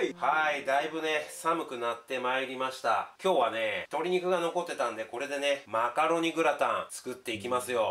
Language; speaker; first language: Japanese; native; Japanese